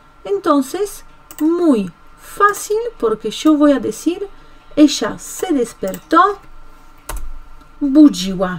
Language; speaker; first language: Spanish; non-native, fluent; Polish